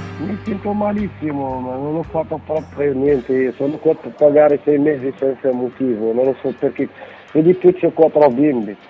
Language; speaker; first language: Italian; non-native, learner; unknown